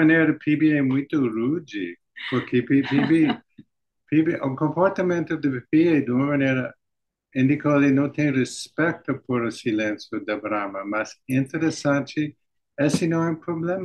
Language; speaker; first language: Portuguese; non-native, learner; English